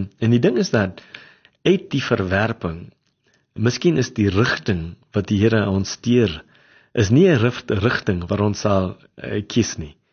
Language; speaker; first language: Afrikaans; non-native, local second language; English